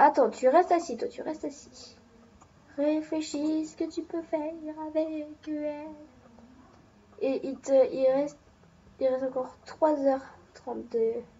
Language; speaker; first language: French; native; French